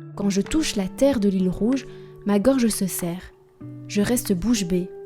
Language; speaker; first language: French; native; French